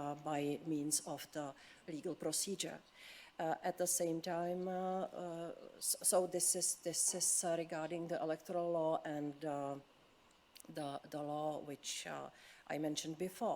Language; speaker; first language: English; non-native, fluent; Czech